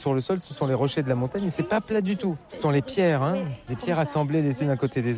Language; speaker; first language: French; native; French